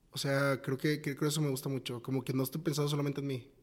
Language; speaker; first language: Spanish; native; Spanish